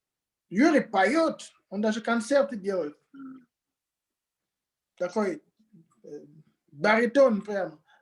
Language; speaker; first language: Russian; non-native, fluent; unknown